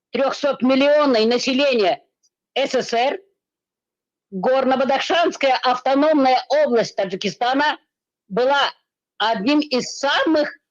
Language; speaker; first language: Russian; non-native, local second language; Tajik